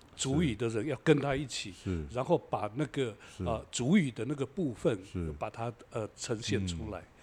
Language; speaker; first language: Chinese; native; Chinese